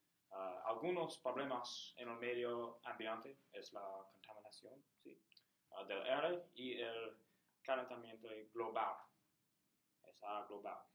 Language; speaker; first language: Spanish; non-native, learner; English